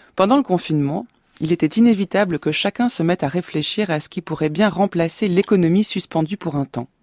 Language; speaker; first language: French; native; French